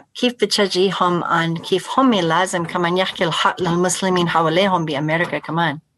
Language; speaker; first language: Arabic; non-native, fluent; English